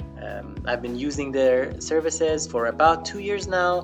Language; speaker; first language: English; non-native, fluent; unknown